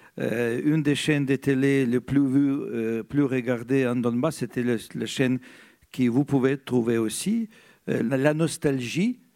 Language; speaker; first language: French; non-native, fluent; Russian